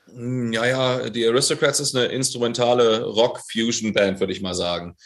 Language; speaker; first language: German; native; German